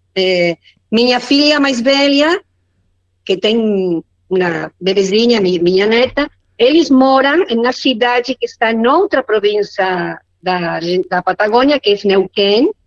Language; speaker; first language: Portuguese; non-native, learner; Spanish